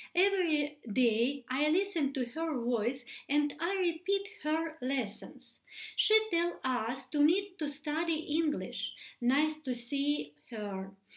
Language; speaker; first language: English; non-native, learner; Russian